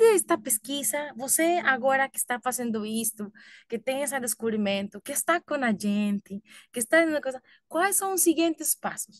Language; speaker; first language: Portuguese; non-native, learner; Spanish